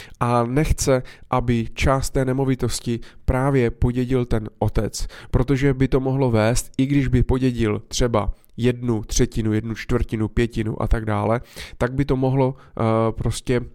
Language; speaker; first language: Czech; native; Czech